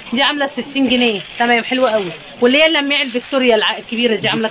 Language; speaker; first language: Arabic; native; Arabic